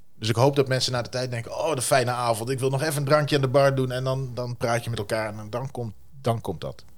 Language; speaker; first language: Dutch; native; Dutch